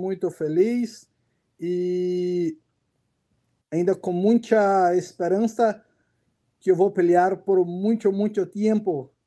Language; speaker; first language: Spanish; non-native, learner; Portuguese